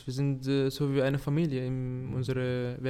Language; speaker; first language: German; non-native, fluent; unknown